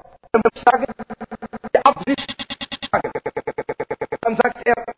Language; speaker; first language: German; non-native, learner; Arabic